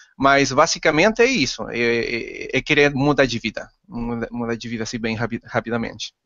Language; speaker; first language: Portuguese; non-native, fluent; Spanish